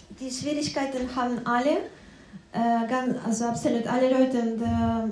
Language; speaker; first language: German; non-native, learner; Russian